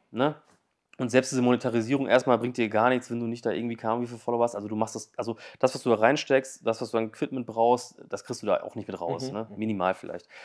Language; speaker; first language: German; native; German